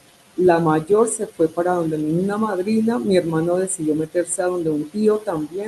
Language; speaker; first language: Spanish; native; Spanish